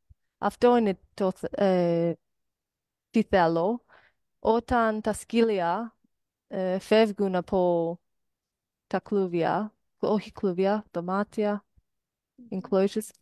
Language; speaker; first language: Greek; non-native, learner; English